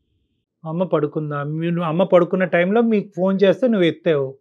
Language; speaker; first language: Telugu; native; Telugu